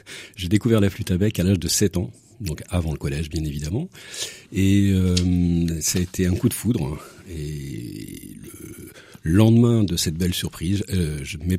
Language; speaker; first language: French; native; French